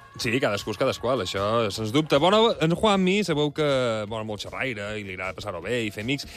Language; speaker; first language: Catalan; native; Catalan